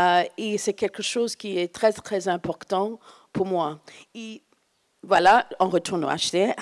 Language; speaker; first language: French; non-native, fluent; English